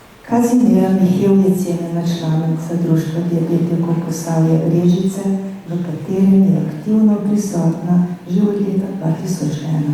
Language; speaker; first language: Slovenian; native; Slovenian